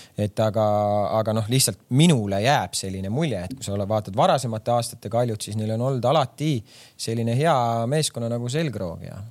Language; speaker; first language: Estonian; native; Estonian